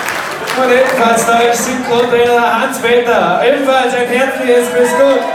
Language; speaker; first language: German; native; German